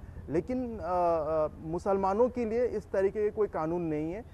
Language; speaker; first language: Urdu; non-native, local second language; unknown